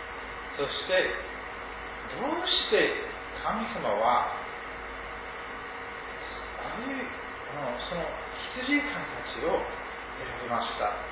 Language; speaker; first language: Japanese; non-native, fluent; English